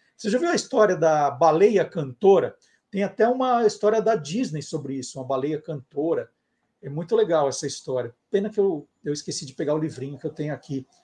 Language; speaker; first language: Portuguese; native; Portuguese